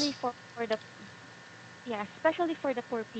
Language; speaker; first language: English; non-native, fluent; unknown